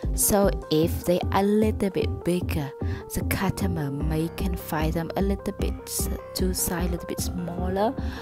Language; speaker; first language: English; non-native, learner; Vietnamese